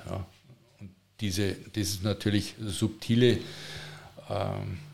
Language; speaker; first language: German; native; German